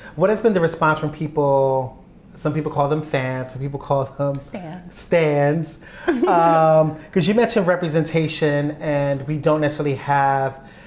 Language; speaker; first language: English; native; English